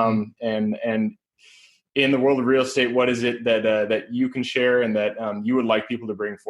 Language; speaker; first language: English; native; English